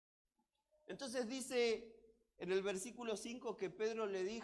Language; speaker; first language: Spanish; native; Spanish